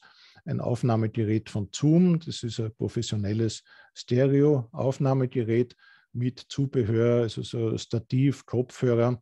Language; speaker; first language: German; native; German